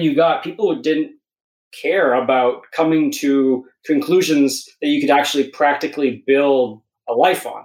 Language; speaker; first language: English; native; English